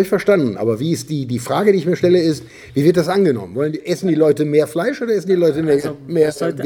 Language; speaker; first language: German; native; German